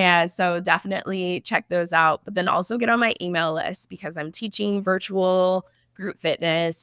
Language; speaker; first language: English; native; English